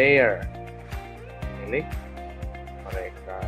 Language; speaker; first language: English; non-native, fluent; Indonesian